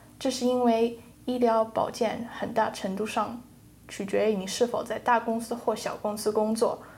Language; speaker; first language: Chinese; early bilingual, heritage; Chinese